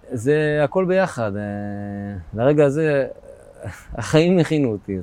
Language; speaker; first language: Hebrew; native; Hebrew